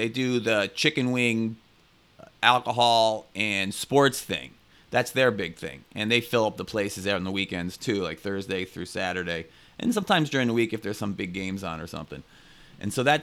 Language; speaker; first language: English; native; English